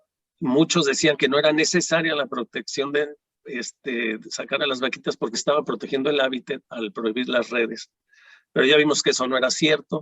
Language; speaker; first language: Spanish; native; Spanish